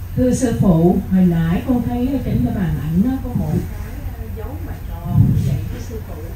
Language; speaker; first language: Vietnamese; native; Vietnamese